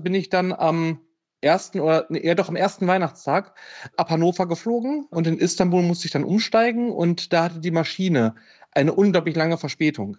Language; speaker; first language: German; native; German